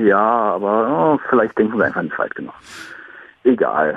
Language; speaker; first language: German; native; German